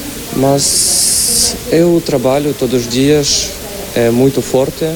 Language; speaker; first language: Portuguese; non-native, learner; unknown